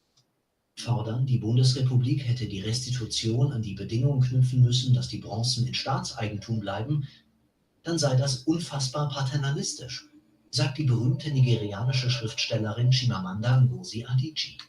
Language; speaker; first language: German; native; German